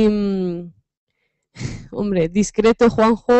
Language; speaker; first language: Spanish; native; Spanish